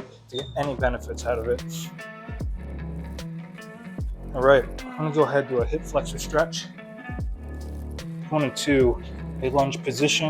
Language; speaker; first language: English; native; English